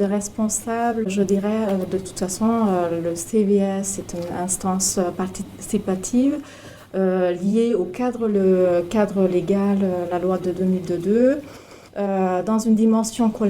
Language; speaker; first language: French; native; French